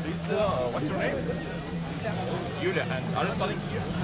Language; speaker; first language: English; non-native, learner; Russian